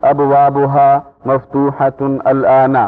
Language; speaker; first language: Arabic; non-native, fluent; Urdu